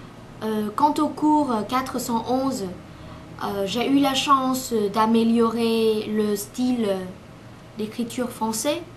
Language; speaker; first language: French; non-native, learner; Vietnamese